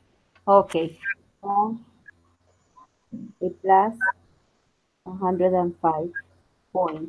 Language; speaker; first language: English; non-native, learner; Spanish